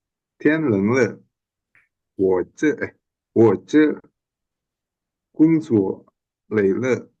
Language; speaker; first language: Chinese; non-native, learner; Indonesian